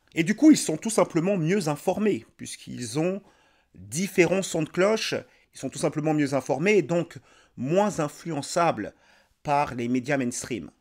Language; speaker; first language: French; native; French